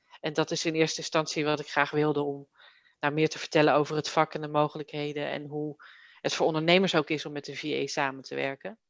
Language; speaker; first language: Dutch; native; Dutch